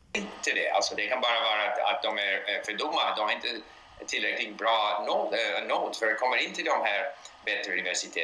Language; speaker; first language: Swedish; non-native, fluent; English